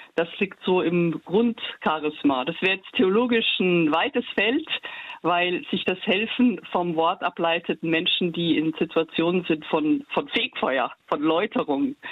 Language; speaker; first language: German; early bilingual, heritage; German